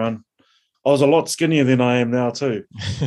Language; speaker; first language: English; native; English